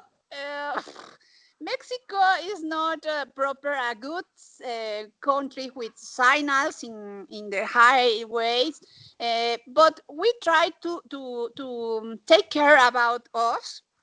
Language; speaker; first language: English; non-native, learner; Spanish